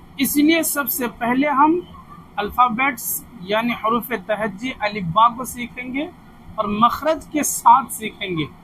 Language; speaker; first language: Urdu; native; Urdu